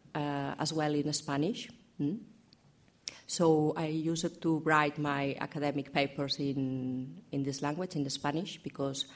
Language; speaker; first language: English; non-native, learner; Catalan